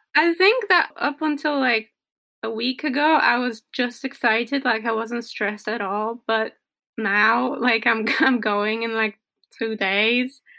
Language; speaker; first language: English; non-native, fluent; Polish